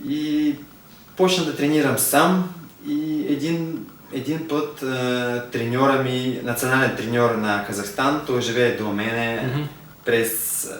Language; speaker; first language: Bulgarian; non-native, learner; Russian